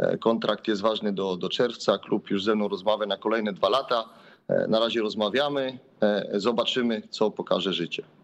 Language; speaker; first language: Polish; native; Polish